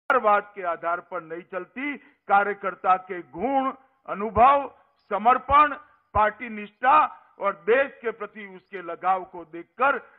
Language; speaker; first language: Hindi; non-native, local second language; Gujarati